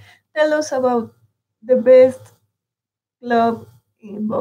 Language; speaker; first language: English; non-native, learner; Spanish